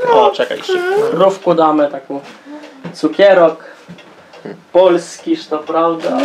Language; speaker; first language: Polish; non-native, local second language; Rusyn